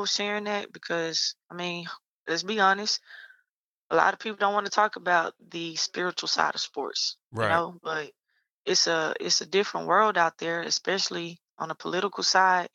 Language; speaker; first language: English; native; English